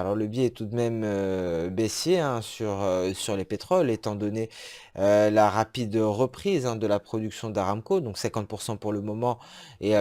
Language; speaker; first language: French; native; French